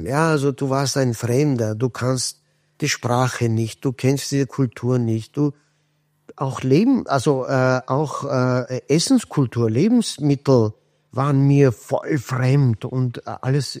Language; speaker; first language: German; non-native, fluent; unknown